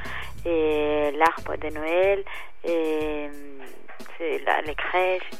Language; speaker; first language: French; non-native, fluent; Spanish